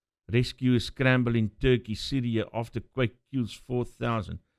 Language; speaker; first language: English; non-native, local second language; Afrikaans